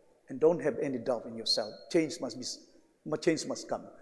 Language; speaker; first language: English; non-native, local second language; Malay